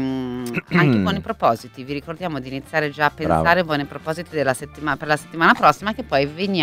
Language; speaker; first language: Italian; native; Italian